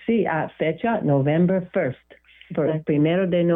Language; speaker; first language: Spanish; non-native, learner; English